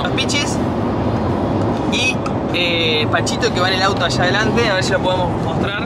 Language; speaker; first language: Spanish; native; Spanish